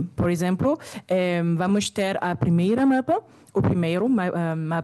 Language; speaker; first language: Portuguese; non-native, fluent; French